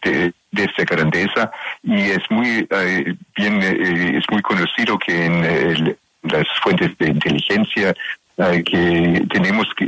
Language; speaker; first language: Spanish; non-native, learner; English